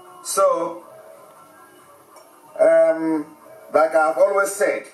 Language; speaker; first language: English; non-native, local second language; Igbo